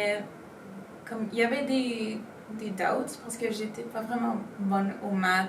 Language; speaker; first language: French; non-native, local second language; Spanish